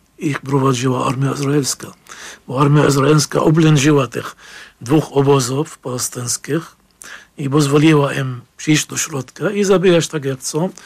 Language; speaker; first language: Polish; non-native, fluent; Arabic